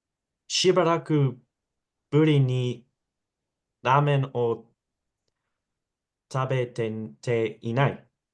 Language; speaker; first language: Japanese; non-native, learner; English